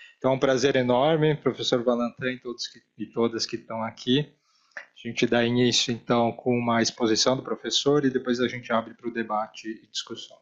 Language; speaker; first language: Portuguese; native; Portuguese